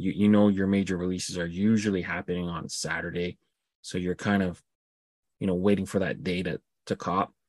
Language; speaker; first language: English; native; English